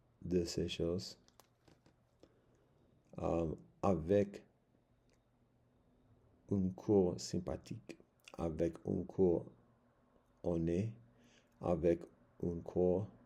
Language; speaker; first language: French; non-native, learner; English